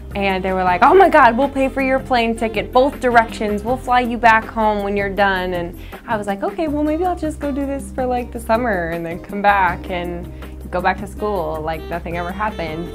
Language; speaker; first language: English; native; English